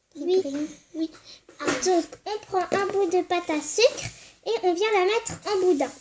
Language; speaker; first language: French; native; French